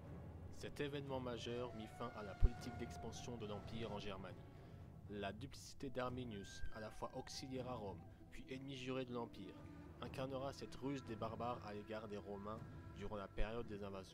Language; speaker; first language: French; native; French